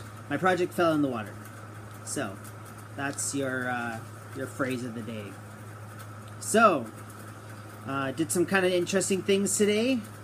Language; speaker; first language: English; native; English